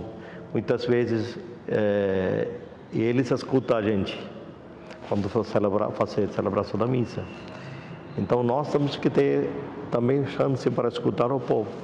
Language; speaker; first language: Portuguese; non-native, fluent; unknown